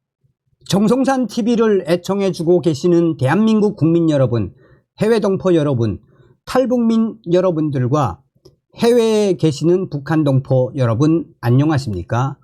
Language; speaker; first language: Korean; native; Korean